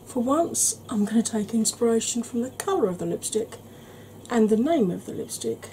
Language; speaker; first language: English; native; English